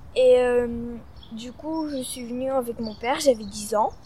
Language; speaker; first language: French; early bilingual, other home language; Russian